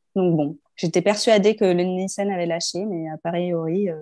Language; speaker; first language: French; native; French